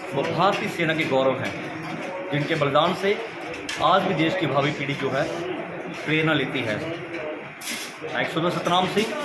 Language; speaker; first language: Hindi; non-native, local second language; Punjabi